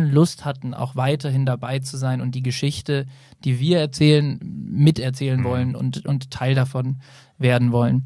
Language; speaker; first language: German; native; German